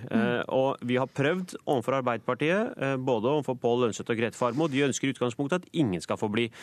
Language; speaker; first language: Norwegian; native; Norwegian